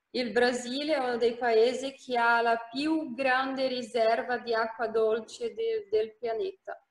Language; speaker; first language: Italian; non-native, fluent; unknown